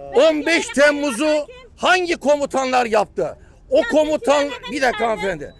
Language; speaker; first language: Turkish; native; Turkish